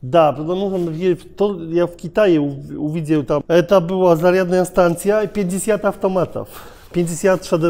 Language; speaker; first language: Russian; non-native, learner; Polish